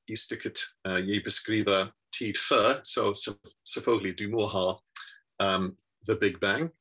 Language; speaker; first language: Norwegian; non-native, learner; English